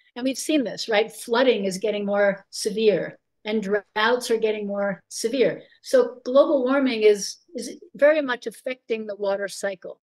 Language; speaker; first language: English; native; English